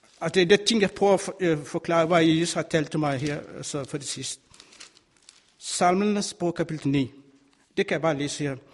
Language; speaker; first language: Danish; non-native, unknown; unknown